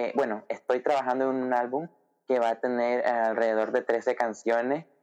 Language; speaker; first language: Spanish; native; Spanish